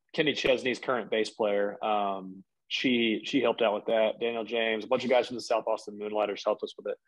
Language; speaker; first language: English; native; English